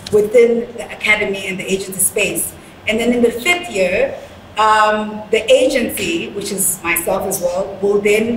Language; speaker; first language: English; non-native, local second language; Zulu